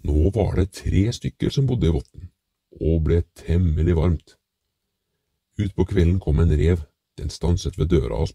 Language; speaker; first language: Norwegian; native; Norwegian